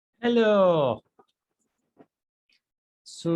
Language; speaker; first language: English; non-native, fluent; Persian